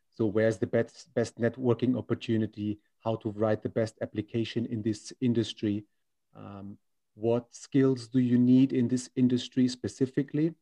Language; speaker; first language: English; non-native, fluent; German